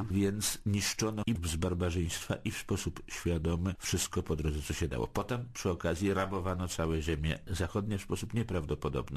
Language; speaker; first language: Polish; native; Polish